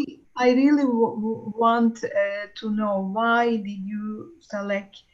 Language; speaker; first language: English; non-native, fluent; Turkish